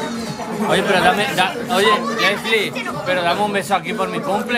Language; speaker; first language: Spanish; native; Spanish